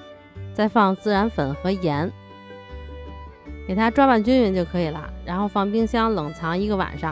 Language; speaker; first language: Chinese; native; Chinese